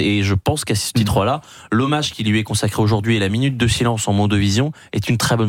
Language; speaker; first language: French; native; French